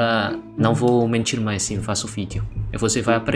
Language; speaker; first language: Portuguese; non-native, learner; Indonesian